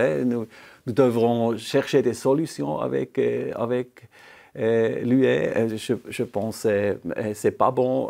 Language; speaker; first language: French; non-native, local second language; German